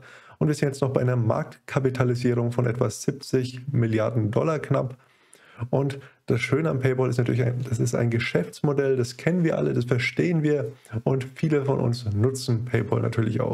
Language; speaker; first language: German; native; German